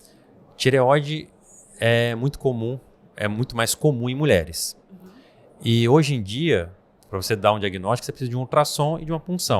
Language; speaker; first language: Portuguese; native; Portuguese